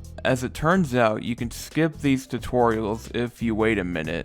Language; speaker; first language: English; native; English